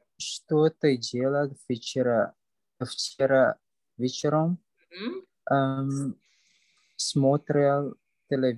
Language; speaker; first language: Russian; non-native, learner; Indonesian